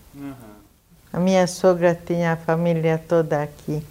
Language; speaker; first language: Portuguese; non-native, fluent; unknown